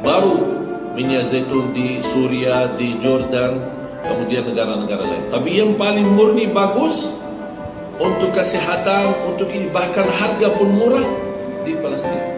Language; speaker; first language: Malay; non-native, fluent; Arabic